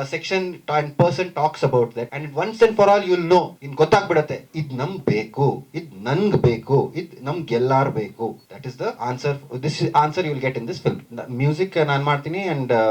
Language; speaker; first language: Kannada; non-native, local second language; Marathi